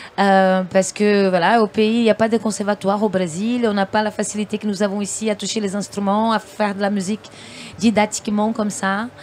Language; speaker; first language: French; non-native, fluent; Portuguese